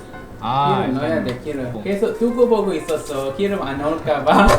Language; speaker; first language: Korean; non-native, fluent; Malay